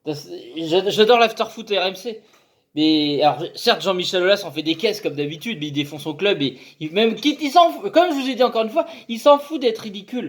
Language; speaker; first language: French; native; French